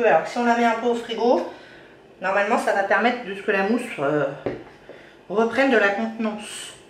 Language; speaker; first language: French; native; French